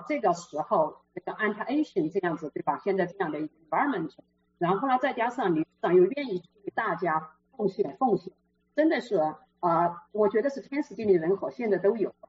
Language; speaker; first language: Chinese; native; Chinese